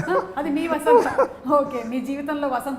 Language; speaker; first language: Telugu; native; Telugu